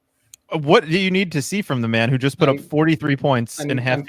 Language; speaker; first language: English; native; English